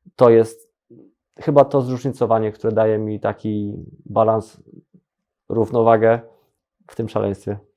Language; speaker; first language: Polish; native; Polish